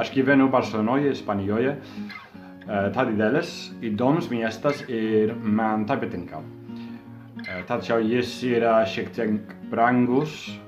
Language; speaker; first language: Lithuanian; non-native, learner; English